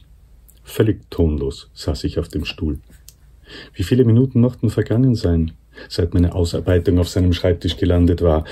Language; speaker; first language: German; native; German